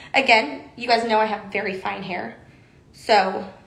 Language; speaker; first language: English; native; English